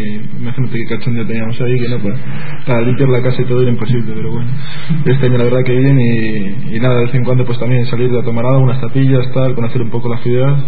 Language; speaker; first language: Spanish; native; Spanish